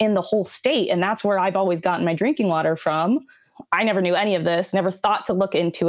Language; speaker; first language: English; native; English